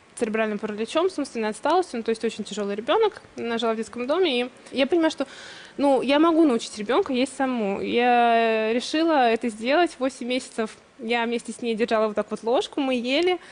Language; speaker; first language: Russian; native; Russian